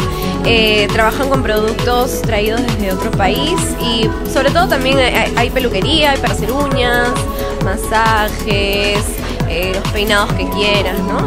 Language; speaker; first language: Spanish; native; Spanish